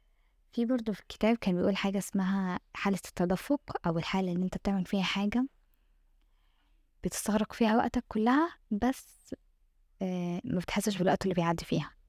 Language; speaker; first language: Arabic; native; Arabic